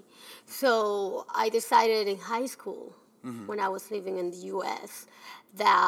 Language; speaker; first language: English; early bilingual, other home language; Spanish